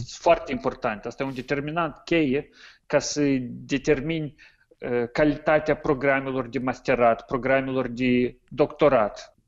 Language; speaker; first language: Romanian; native; Romanian